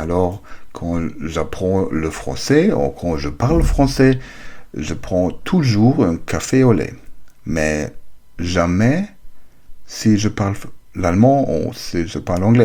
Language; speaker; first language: French; non-native, learner; German